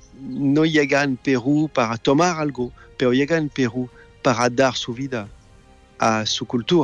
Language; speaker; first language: Spanish; non-native, fluent; French